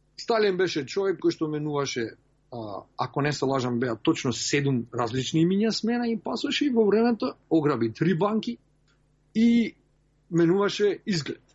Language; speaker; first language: Macedonian; early bilingual, heritage; Macedonian